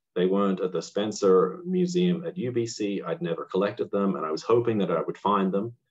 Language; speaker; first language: English; native; English